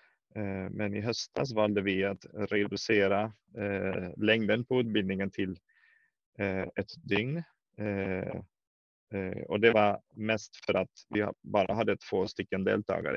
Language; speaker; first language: Swedish; non-native, fluent; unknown